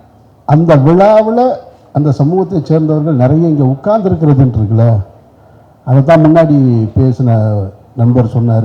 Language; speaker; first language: Tamil; native; Tamil